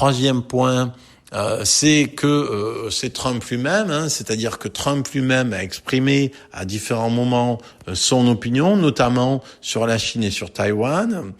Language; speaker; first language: French; native; French